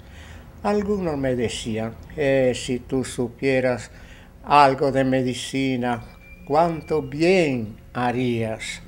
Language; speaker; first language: Spanish; non-native, fluent; Italian